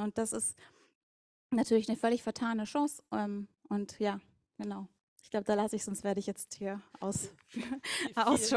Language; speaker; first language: German; native; German